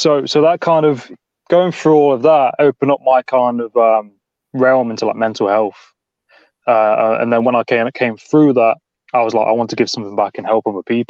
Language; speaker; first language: English; native; English